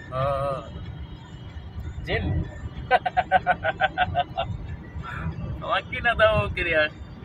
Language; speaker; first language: Arabic; non-native, learner; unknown